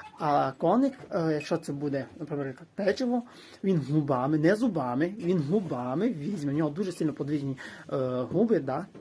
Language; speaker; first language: Ukrainian; native; Ukrainian